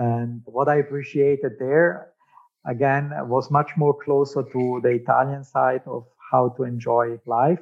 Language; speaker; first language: English; non-native, fluent; German